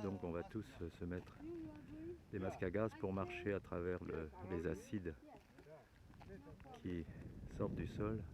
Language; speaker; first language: French; native; French